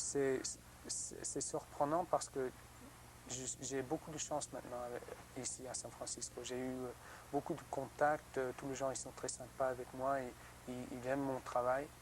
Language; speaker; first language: French; non-native, learner; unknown